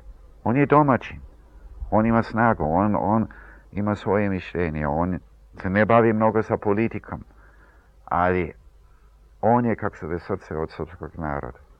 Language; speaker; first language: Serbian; early bilingual, heritage; Serbian